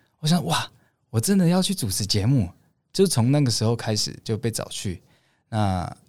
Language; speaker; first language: Chinese; native; Chinese